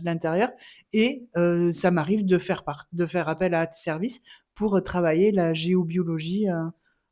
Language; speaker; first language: French; native; French